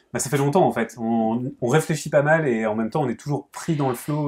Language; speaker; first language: French; native; French